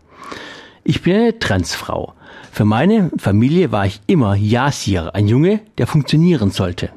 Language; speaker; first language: German; native; German